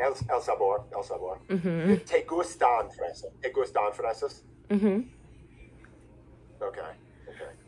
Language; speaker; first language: Spanish; non-native, fluent; English